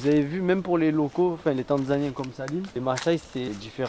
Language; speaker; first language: French; native; French